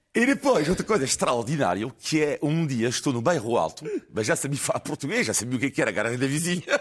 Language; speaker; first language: Portuguese; non-native, fluent; French